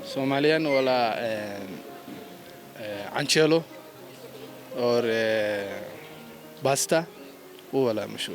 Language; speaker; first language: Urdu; non-native, learner; Somali